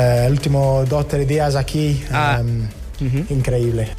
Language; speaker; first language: Spanish; non-native, learner; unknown